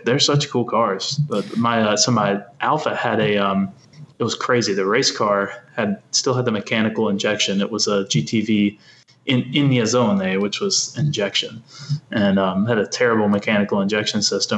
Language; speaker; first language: English; native; English